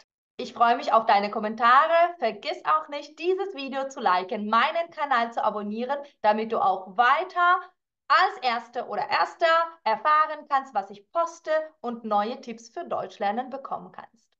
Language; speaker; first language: German; non-native, fluent; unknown